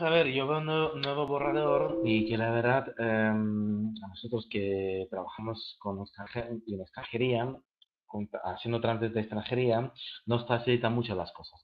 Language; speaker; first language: Spanish; native; Spanish